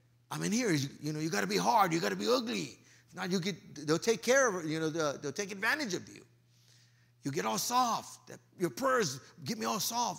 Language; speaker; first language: English; early bilingual, other home language; Spanish